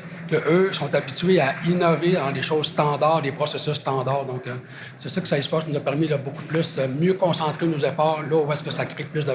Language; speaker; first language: French; native; French